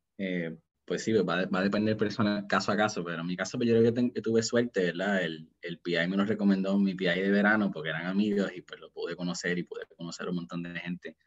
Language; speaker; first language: Spanish; native; Spanish